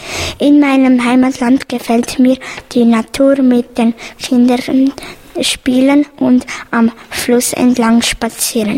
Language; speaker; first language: German; early bilingual, other home language; Bosnian